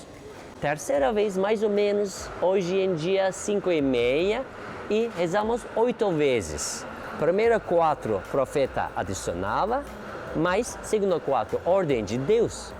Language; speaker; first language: Portuguese; non-native, learner; Turkish